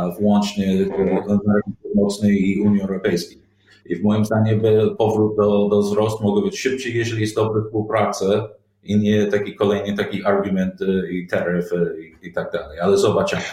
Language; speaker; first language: Polish; non-native, learner; English